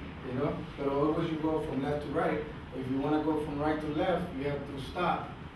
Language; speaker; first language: English; early bilingual, other home language; Spanish